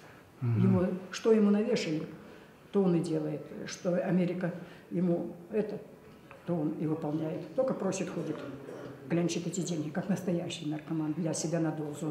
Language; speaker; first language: Russian; native; Russian